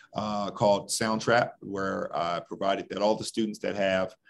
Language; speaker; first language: English; native; English